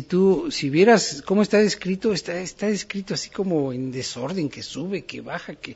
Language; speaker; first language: Spanish; native; Spanish